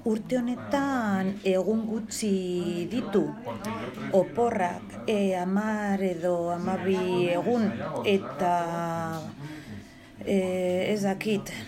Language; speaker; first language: Basque; non-native, learner; Spanish